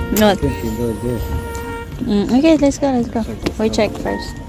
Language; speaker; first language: English; non-native, local second language; Filipino